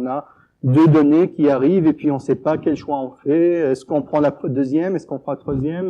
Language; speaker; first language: French; native; French